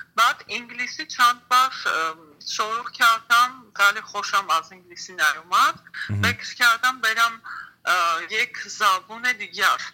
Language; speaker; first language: Persian; non-native, learner; Armenian